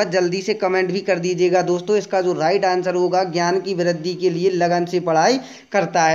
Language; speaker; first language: Hindi; native; Hindi